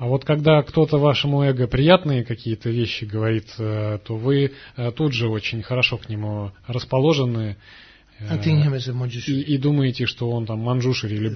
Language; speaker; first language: Russian; native; Russian